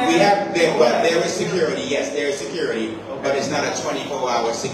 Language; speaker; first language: English; native; English